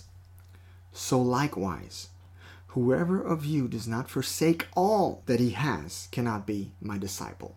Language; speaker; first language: English; non-native, fluent; French